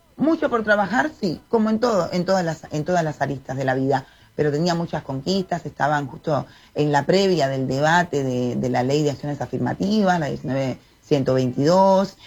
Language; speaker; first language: Spanish; native; Spanish